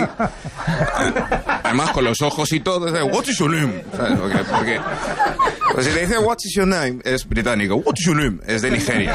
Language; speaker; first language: Spanish; early bilingual, other home language; English